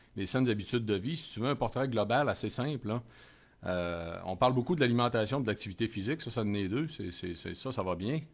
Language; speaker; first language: French; native; French